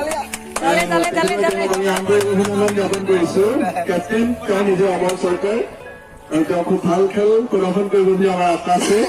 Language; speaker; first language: Assamese; native; Assamese